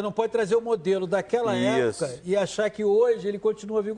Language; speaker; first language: Portuguese; native; Portuguese